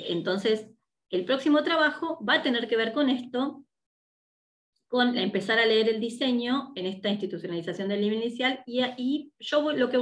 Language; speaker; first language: Spanish; native; Spanish